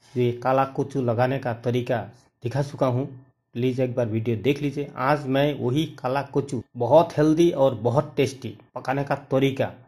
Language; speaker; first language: Hindi; non-native, local second language; Bangla